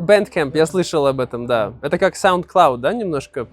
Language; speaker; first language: Russian; native; Russian